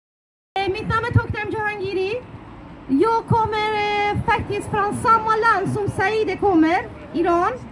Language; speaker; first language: Swedish; non-native, fluent; Persian